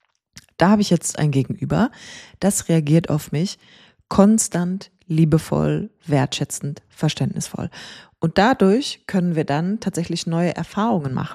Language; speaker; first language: German; native; German